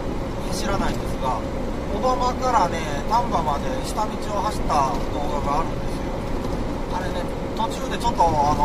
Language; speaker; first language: Japanese; native; Japanese